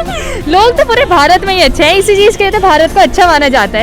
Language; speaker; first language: Hindi; native; Hindi